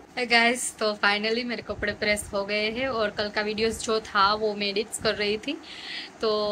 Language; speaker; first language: Hindi; non-native, local second language; Gujarati